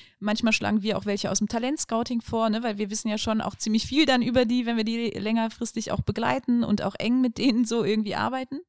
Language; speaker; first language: German; native; German